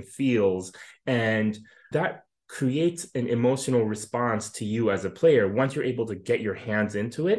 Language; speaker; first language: English; native; English